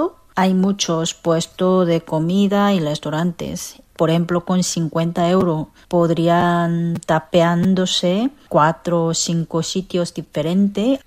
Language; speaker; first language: Spanish; non-native, learner; Korean